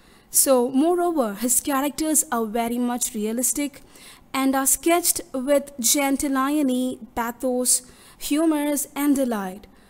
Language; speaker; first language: English; non-native, local second language; Tamil